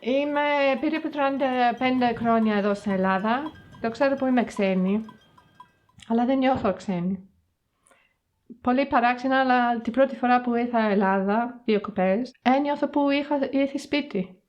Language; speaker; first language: Greek; non-native, fluent; English